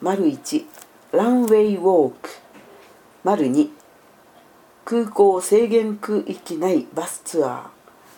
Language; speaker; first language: Japanese; native; Japanese